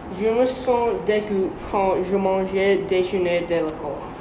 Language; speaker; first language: French; non-native, learner; English